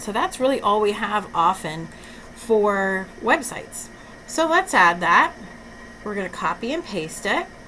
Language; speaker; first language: English; native; English